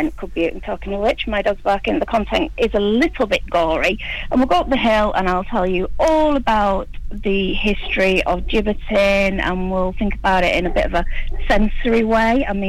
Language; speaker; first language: English; native; English